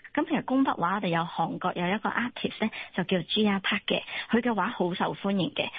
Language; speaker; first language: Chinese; non-native, local second language; Cantonese